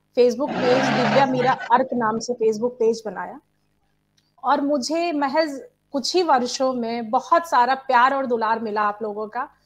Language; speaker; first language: Hindi; native; Hindi